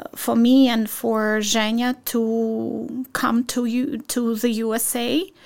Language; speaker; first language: English; non-native, fluent; Ukrainian